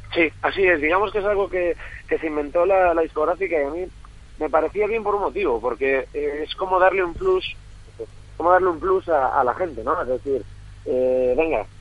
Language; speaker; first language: Spanish; native; Spanish